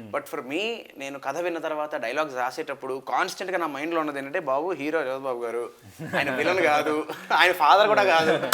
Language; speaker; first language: Telugu; native; Telugu